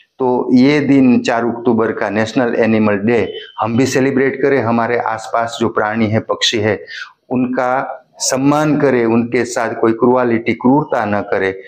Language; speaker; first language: Hindi; non-native, local second language; Gujarati